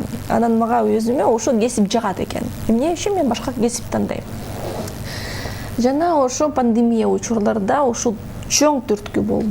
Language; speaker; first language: Kyrgyz; non-native, local second language; Russian